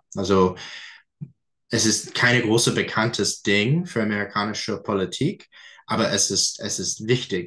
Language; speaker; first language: German; non-native, fluent; English